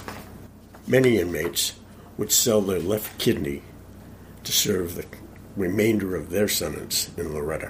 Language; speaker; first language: English; native; English